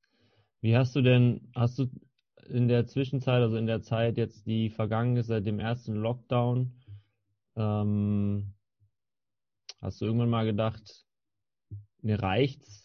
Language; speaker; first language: German; native; German